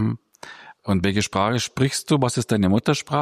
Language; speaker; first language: German; native; German